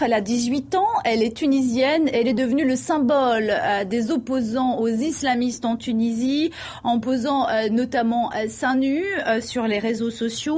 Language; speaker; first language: French; native; French